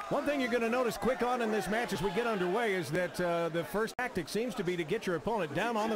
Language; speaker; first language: English; native; English